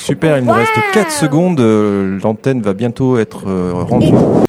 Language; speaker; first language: French; native; French